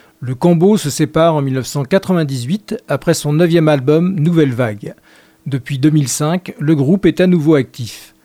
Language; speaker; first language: French; native; French